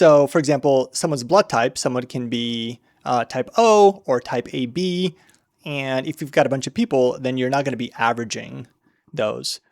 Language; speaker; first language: English; native; English